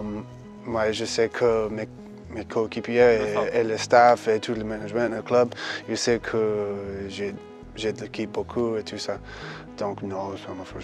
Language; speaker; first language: French; early bilingual, heritage; English